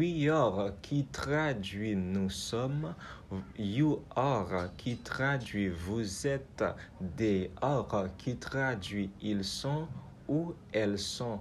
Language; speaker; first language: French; non-native, local second language; Haitian Creole